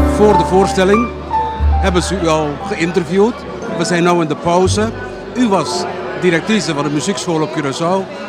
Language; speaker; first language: Dutch; non-native, local second language; Papiamento